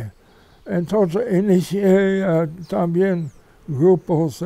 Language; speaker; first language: Spanish; non-native, fluent; English